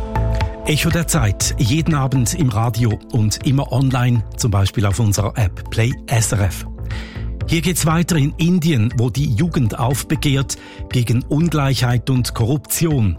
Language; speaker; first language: German; native; German